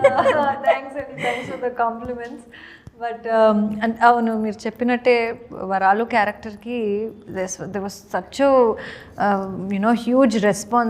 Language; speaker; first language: Telugu; non-native, learner; Kannada